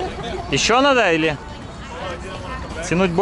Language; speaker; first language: Russian; native; Russian